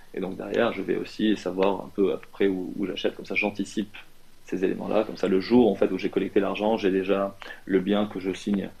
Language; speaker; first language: French; non-native, local second language; Arabic